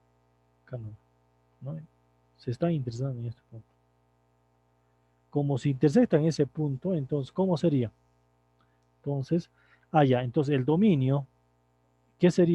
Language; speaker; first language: Spanish; native; Spanish